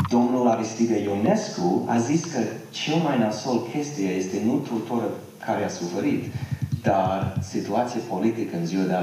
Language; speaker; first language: Romanian; non-native, fluent; English